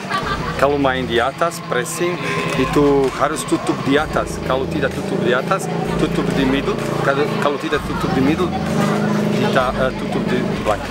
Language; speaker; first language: Indonesian; non-native, learner; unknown